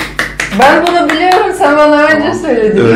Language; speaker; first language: Turkish; non-native, learner; Russian